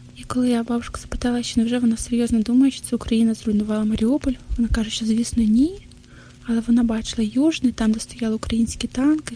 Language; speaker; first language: Ukrainian; non-native, local second language; Russian